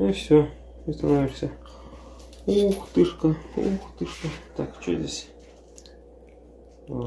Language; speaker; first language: Russian; native; Russian